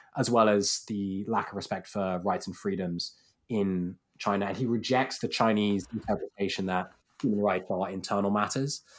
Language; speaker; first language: English; native; English